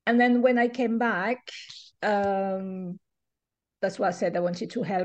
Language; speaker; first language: English; non-native, fluent; French